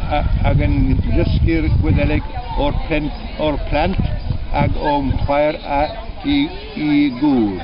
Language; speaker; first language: Welsh; non-native, learner; Irish